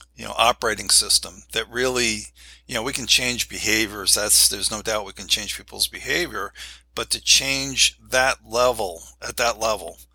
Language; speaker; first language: English; native; English